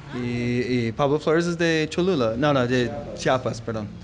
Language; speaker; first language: Spanish; non-native, learner; English